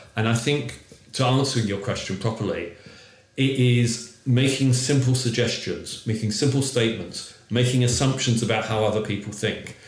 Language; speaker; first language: English; native; English